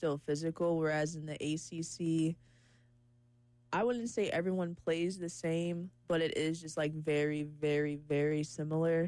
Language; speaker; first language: English; native; English